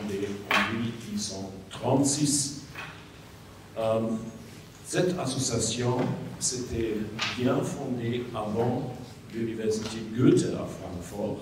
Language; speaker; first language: French; native; French